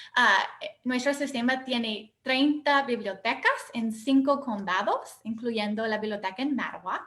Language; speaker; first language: Spanish; non-native, fluent; English